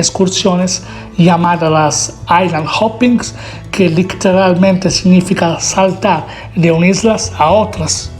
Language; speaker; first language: Spanish; non-native, fluent; Italian